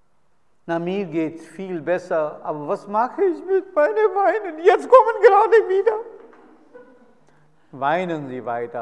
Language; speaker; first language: German; non-native, fluent; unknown